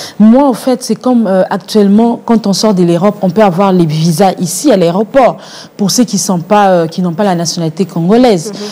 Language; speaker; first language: French; non-native, local second language; Lingala